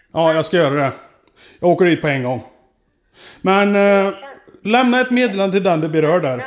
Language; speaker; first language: Swedish; native; Swedish